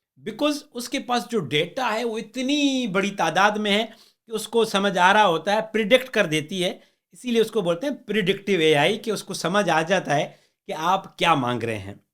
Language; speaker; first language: Urdu; native; Urdu